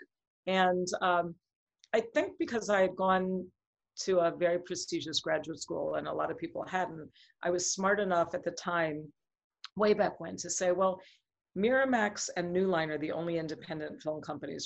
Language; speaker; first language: English; native; English